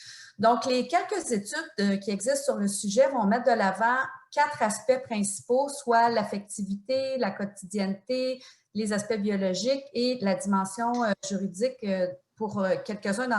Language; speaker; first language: French; native; French